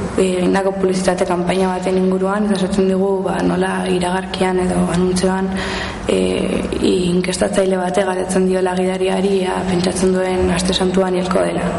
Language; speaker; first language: Basque; non-native, local second language; Spanish